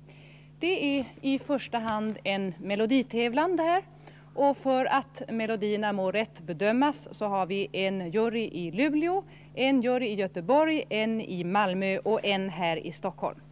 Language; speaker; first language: Swedish; native; Swedish